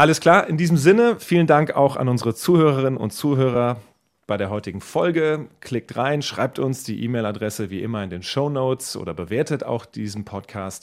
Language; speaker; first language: German; native; German